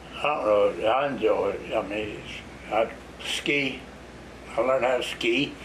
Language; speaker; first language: English; native; English